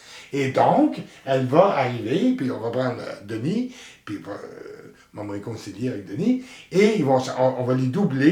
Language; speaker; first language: French; native; French